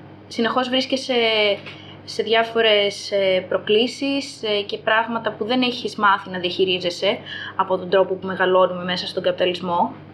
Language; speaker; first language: Greek; native; Greek